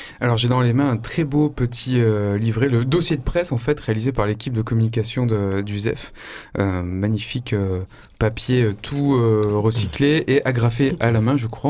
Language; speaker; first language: French; native; French